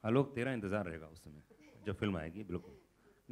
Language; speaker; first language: Hindi; native; Hindi